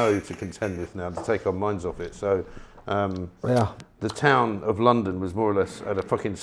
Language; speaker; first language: English; native; English